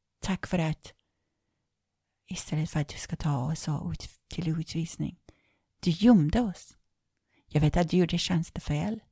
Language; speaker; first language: Swedish; non-native, fluent; Persian